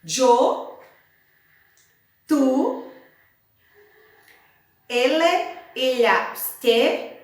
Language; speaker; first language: Spanish; non-native, learner; Portuguese